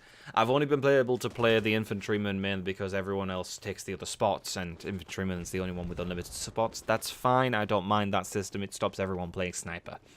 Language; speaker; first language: English; native; English